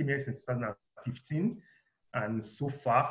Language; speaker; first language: English; non-native, local second language; Yoruba